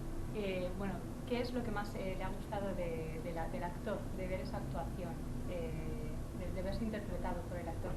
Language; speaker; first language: Spanish; native; Spanish